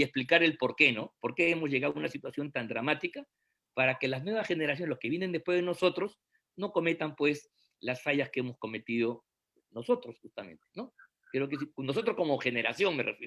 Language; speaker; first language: Spanish; native; Spanish